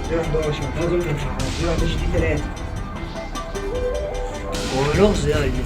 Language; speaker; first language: Arabic; native; Arabic